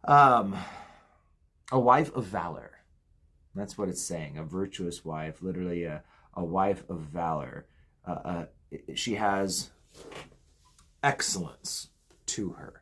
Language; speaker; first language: English; native; English